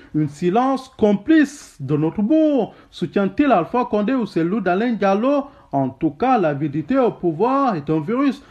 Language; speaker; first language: French; non-native, local second language; Wolof